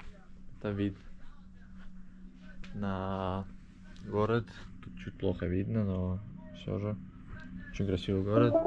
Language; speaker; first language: Russian; non-native, local second language; Tajik